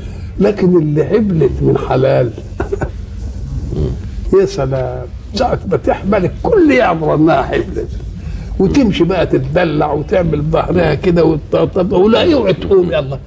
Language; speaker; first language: Arabic; native; Arabic